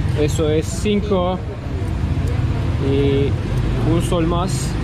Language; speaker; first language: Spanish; non-native, learner; Turkish